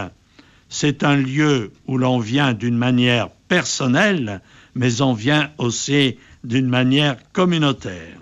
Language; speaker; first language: French; native; French